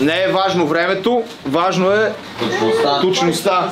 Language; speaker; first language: Bulgarian; native; Bulgarian